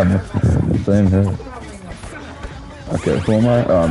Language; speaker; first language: English; native; English